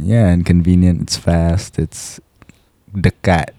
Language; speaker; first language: English; non-native, local second language; Malay